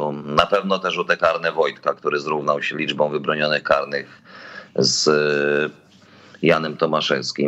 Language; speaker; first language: Polish; native; Polish